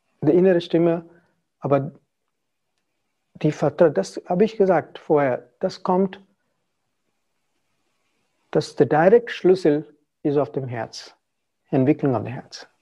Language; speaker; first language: German; non-native, fluent; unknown